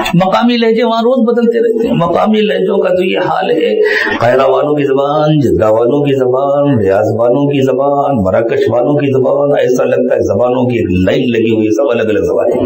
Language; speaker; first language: Urdu; native; Urdu